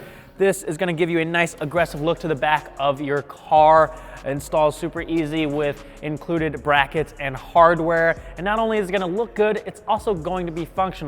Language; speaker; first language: English; native; English